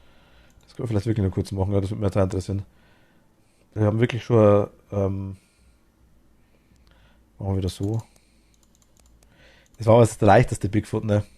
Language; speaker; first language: German; native; German